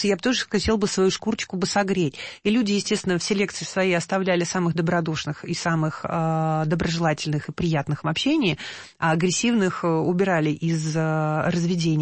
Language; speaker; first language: Russian; native; Russian